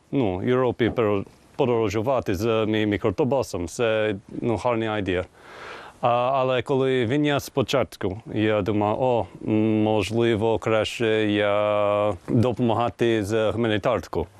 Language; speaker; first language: Ukrainian; non-native, learner; English